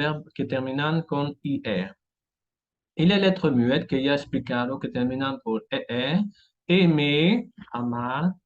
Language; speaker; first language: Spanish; non-native, fluent; French